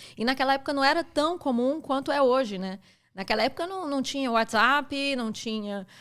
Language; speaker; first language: Portuguese; native; Portuguese